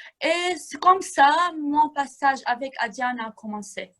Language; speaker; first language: French; non-native, fluent; Arabic